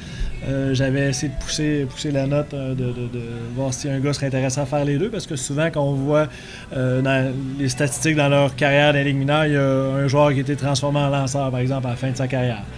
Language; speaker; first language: French; native; French